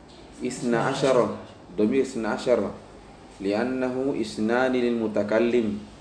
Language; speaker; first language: Arabic; non-native, fluent; Indonesian